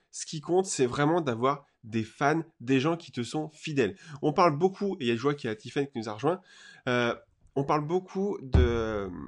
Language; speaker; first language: French; native; French